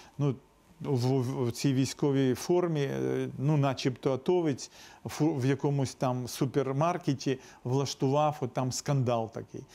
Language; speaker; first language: Ukrainian; non-native, local second language; Russian